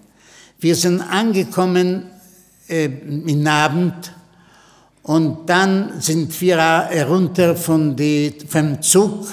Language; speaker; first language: German; non-native, fluent; Yiddish